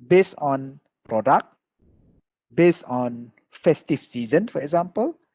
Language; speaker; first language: English; non-native, local second language; Malay